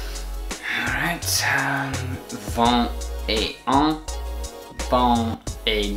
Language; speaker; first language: French; non-native, learner; Dutch